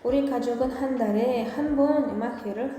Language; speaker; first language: Korean; non-native, fluent; Uzbek